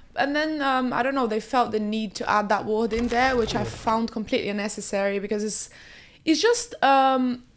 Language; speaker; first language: English; early bilingual, other home language; Portuguese